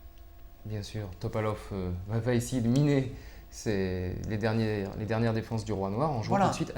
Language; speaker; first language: French; native; French